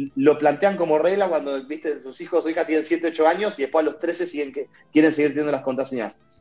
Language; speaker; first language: Spanish; native; Spanish